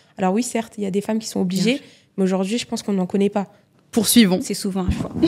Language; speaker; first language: French; native; French